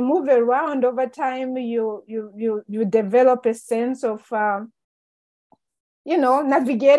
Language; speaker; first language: English; non-native, local second language; Kinyarwanda